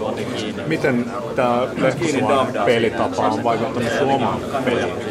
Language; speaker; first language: Finnish; native; Finnish